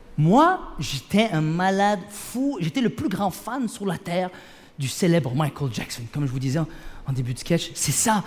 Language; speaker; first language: French; early bilingual, other home language; Arabic